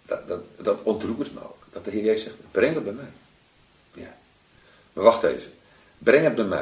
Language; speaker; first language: Dutch; native; Dutch